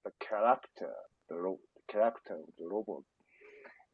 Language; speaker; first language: English; non-native, learner; Japanese